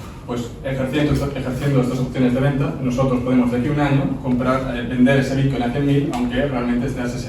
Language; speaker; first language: Spanish; native; Spanish